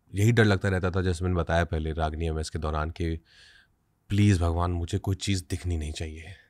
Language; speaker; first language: Hindi; native; Hindi